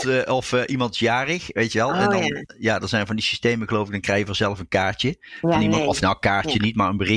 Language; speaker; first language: Dutch; native; Dutch